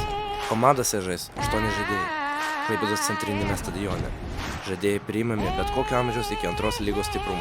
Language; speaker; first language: Lithuanian; native; Lithuanian